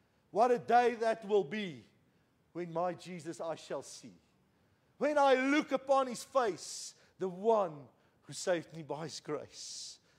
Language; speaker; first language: English; non-native, local second language; Afrikaans